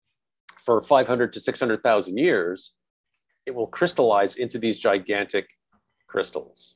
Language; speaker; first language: English; native; English